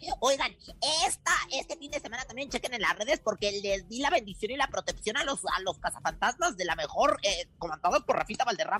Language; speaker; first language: Spanish; native; Spanish